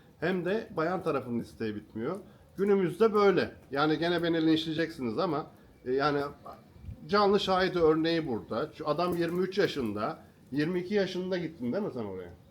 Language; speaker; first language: Turkish; native; Turkish